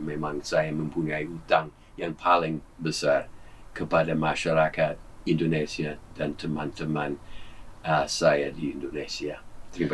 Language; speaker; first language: Indonesian; non-native, fluent; English